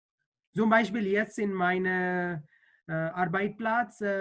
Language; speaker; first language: German; non-native, learner; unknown